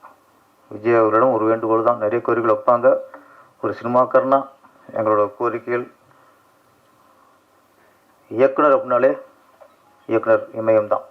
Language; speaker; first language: Tamil; native; Tamil